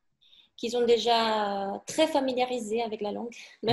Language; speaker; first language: French; non-native, fluent; Spanish